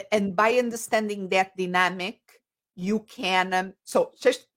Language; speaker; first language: English; non-native, fluent; Portuguese